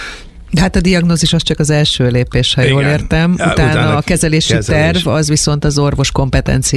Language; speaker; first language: Hungarian; native; Hungarian